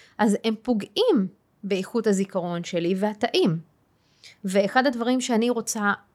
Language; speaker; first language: Hebrew; non-native, local second language; Arabic